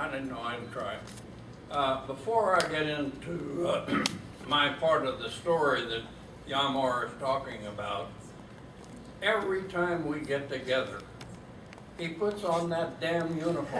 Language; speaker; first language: English; native; English